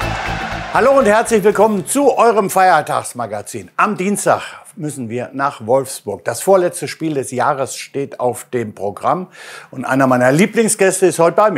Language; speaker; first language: German; native; German